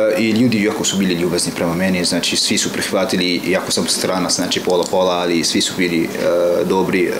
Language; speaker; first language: Serbian; non-native, fluent; Arabic